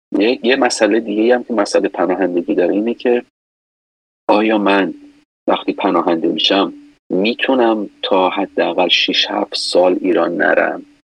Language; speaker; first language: Persian; native; Persian